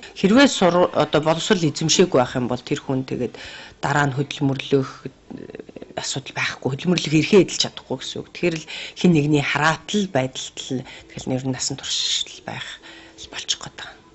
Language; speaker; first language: Mongolian; native; Mongolian